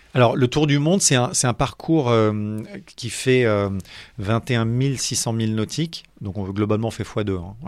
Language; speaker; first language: French; native; French